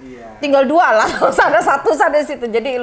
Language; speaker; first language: Indonesian; native; Indonesian